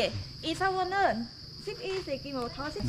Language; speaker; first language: Korean; non-native, learner; Khmer